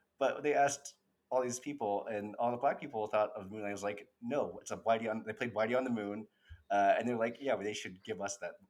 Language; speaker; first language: English; native; English